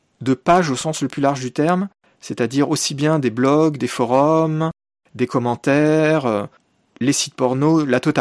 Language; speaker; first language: French; native; French